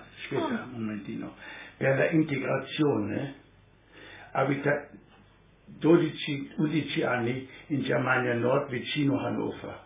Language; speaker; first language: Italian; non-native, learner; German